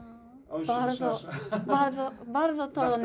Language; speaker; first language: Polish; non-native, learner; Japanese